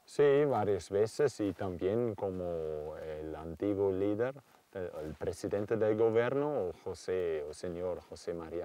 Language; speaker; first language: Spanish; non-native, learner; German